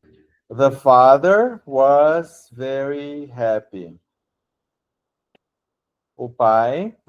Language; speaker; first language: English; non-native, fluent; Portuguese